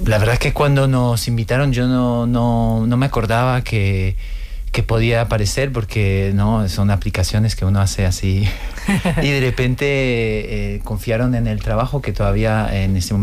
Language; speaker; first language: Spanish; non-native, fluent; Portuguese